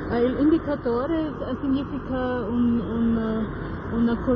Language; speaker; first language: Italian; non-native, learner; German